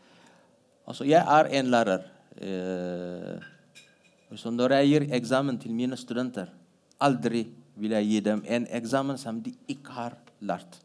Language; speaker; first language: Norwegian; non-native, fluent; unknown